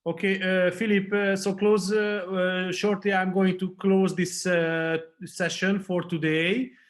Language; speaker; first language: English; non-native, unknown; Hungarian